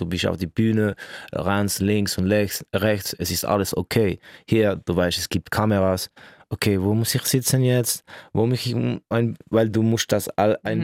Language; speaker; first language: German; non-native, local second language; French